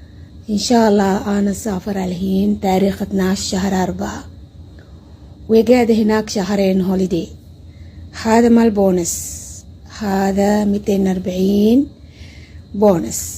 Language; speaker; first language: Arabic; non-native, learner; Sinhala